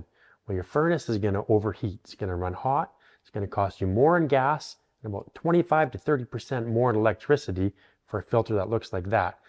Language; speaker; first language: English; native; English